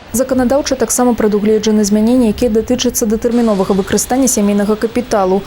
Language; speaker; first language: Belarusian; native; Belarusian